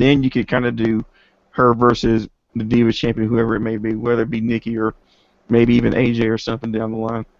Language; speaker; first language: English; native; English